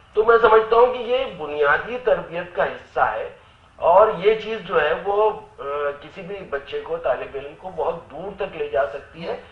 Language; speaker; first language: Urdu; native; Urdu